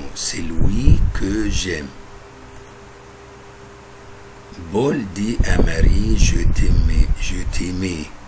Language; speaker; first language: French; non-native, fluent; Arabic